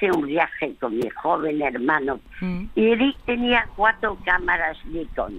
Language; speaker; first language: Spanish; early bilingual, other home language; French